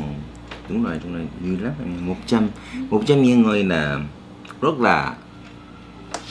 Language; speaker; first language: Vietnamese; non-native, learner; Korean